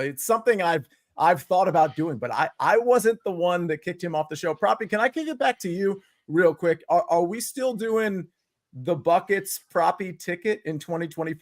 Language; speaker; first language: English; native; English